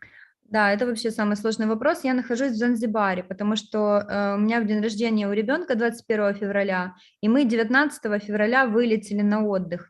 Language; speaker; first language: Russian; native; Russian